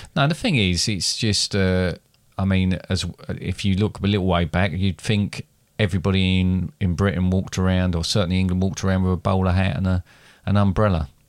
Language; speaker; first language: English; native; English